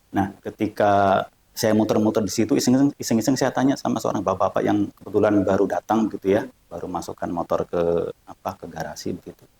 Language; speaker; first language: Indonesian; native; Indonesian